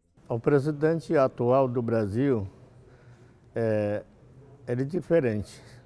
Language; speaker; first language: Portuguese; non-native, local second language; Yanomámi